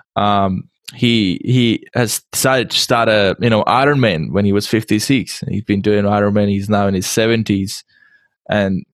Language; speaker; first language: English; non-native, fluent; Czech